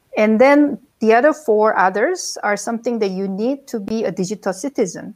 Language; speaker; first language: English; non-native, fluent; Korean